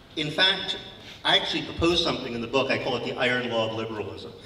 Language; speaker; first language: English; native; English